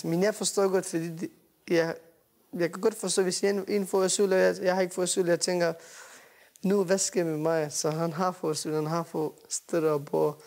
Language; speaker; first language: Danish; non-native, learner; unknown